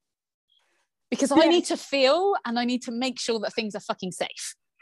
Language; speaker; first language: English; native; English